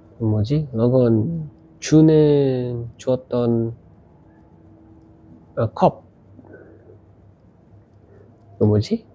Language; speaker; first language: Korean; non-native, learner; Indonesian